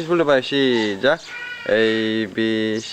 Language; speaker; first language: Korean; native; Korean